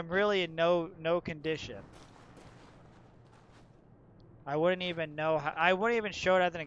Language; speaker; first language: English; native; English